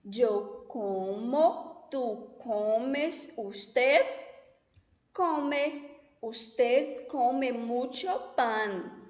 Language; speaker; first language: Spanish; non-native, fluent; Portuguese